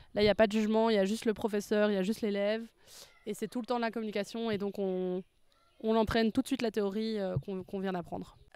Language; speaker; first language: French; native; French